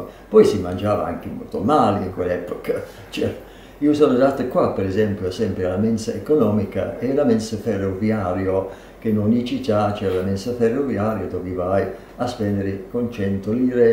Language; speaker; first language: Italian; non-native, fluent; English